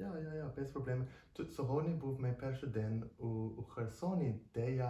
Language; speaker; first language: Ukrainian; non-native, learner; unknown